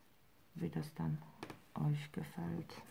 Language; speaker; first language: German; non-native, fluent; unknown